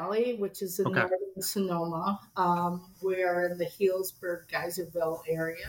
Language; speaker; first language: English; native; English